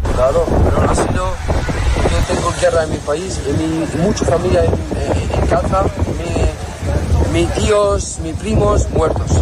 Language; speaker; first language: Spanish; non-native, learner; Arabic